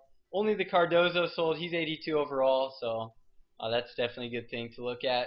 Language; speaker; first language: English; native; English